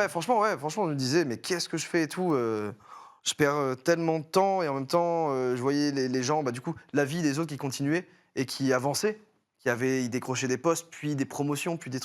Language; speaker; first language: French; native; French